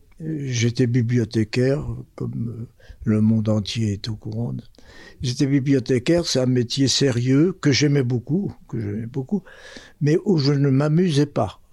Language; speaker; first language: French; early bilingual, other home language; Spanish